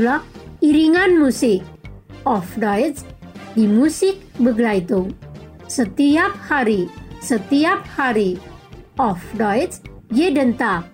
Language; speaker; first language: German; non-native, fluent; Indonesian